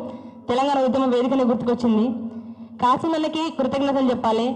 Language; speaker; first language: Telugu; native; Telugu